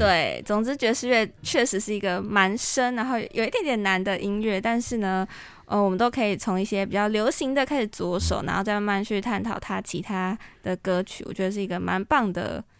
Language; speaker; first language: Chinese; native; Chinese